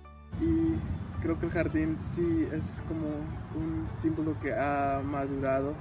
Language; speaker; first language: Spanish; early bilingual, heritage; Spanish